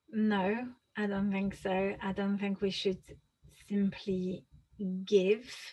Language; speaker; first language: English; non-native, fluent; French